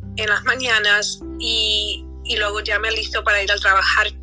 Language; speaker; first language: Spanish; early bilingual, heritage; Spanish